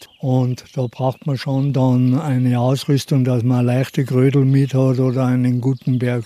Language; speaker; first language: German; native; German